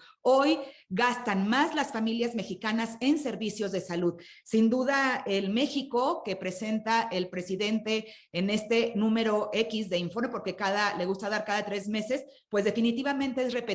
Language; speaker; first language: Spanish; native; Spanish